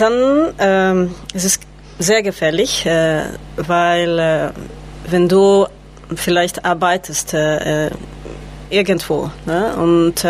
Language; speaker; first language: German; non-native, learner; Spanish